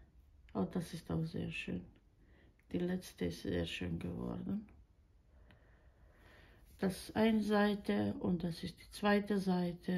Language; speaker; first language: German; non-native, fluent; Croatian